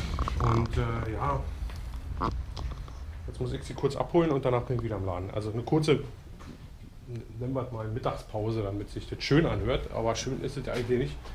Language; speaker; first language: German; native; German